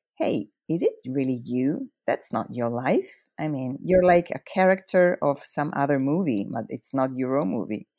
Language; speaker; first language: English; non-native, fluent; Italian